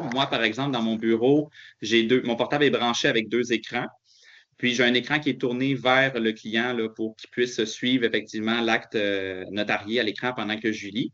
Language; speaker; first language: French; native; French